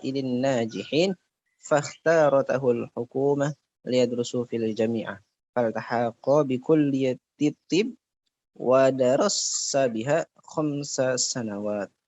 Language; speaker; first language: Arabic; non-native, learner; Indonesian